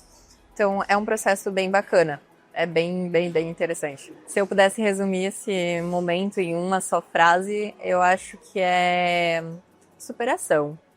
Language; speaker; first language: Portuguese; native; Portuguese